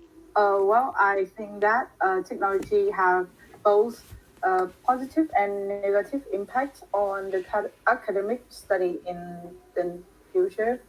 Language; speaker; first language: English; non-native, fluent; Vietnamese